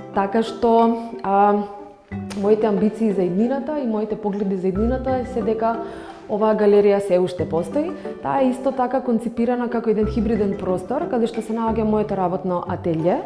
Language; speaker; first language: Macedonian; native; Macedonian